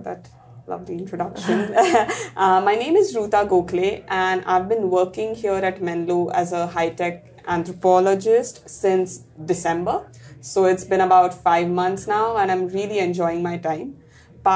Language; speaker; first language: English; non-native, local second language; Marathi